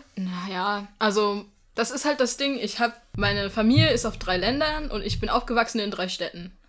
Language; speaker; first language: German; native; German